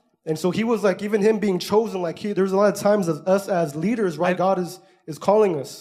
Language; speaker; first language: English; early bilingual, other home language; Spanish